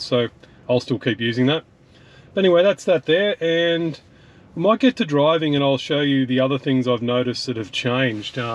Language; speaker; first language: English; native; English